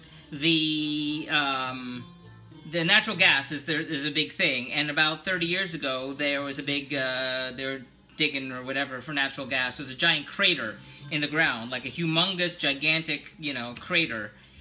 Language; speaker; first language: English; native; English